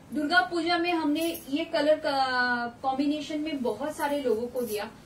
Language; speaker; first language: Hindi; non-native, local second language; Bangla